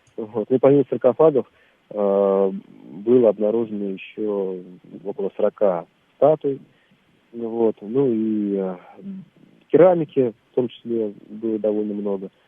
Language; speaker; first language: Russian; native; Russian